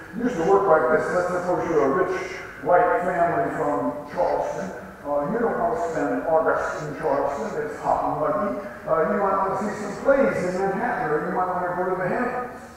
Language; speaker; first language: English; native; English